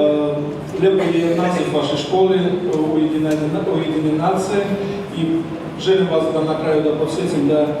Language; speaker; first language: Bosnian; non-native, fluent; Russian